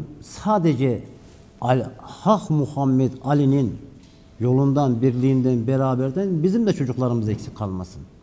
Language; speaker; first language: Turkish; native; Turkish